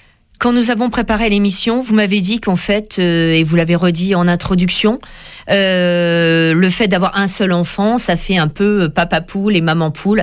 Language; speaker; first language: French; native; French